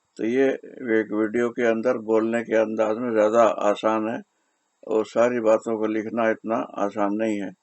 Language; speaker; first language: Urdu; native; Urdu